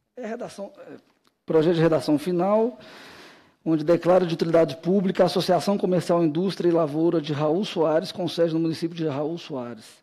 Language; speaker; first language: Portuguese; native; Portuguese